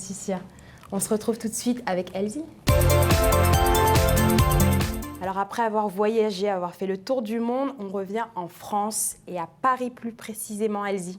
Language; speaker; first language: French; native; French